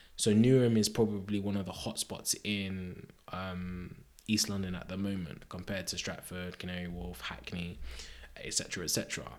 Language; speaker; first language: English; native; English